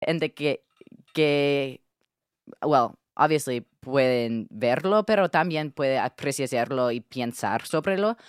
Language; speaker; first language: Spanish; non-native, learner; English